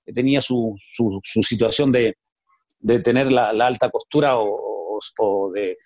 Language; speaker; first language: Spanish; native; Spanish